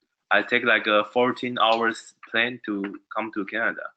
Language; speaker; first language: English; non-native, learner; Chinese